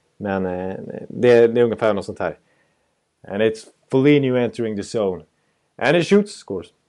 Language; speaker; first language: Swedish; native; Swedish